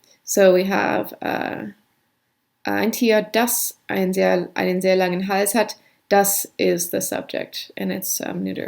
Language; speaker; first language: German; non-native, fluent; English